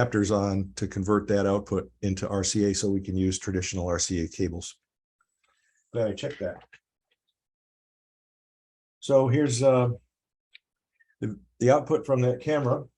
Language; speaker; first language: English; native; English